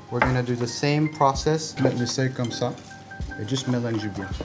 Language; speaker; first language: French; non-native, learner; Korean